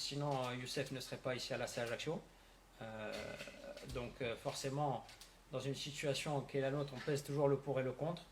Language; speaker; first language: French; native; French